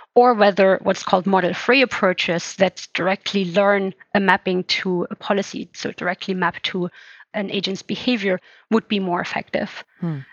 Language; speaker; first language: English; non-native, fluent; German